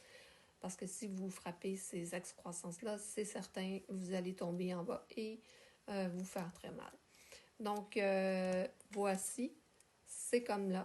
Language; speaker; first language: French; native; French